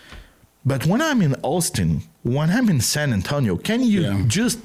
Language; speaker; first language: English; non-native, learner; French